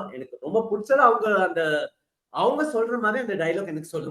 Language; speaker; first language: Tamil; early bilingual, heritage; Tamil